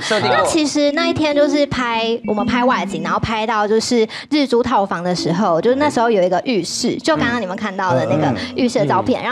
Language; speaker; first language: Chinese; native; Chinese